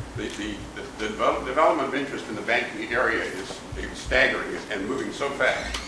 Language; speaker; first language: English; native; English